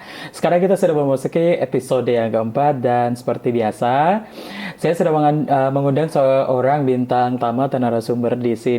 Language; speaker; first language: Indonesian; non-native, fluent; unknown